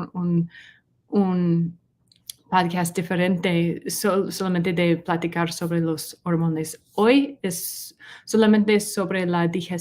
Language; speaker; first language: Spanish; non-native, learner; English